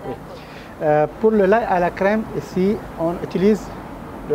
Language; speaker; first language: French; non-native, learner; Arabic